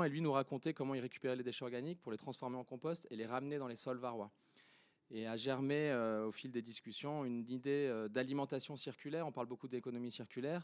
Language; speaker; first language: French; native; French